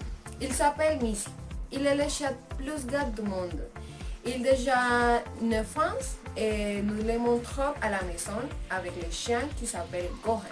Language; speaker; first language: French; non-native, learner; Spanish